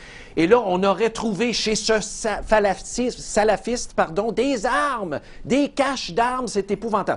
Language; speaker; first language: French; native; French